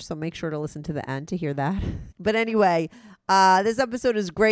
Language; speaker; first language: English; native; English